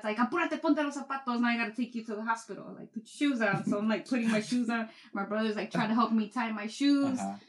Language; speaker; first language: English; native; English